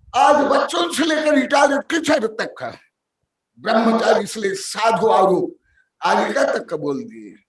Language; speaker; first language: Hindi; non-native, local second language; Odia